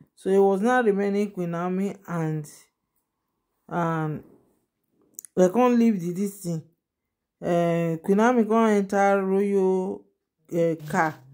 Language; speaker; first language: Nigerian Pidgin; non-native, local second language; Yoruba